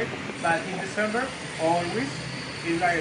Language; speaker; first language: English; non-native, learner; Spanish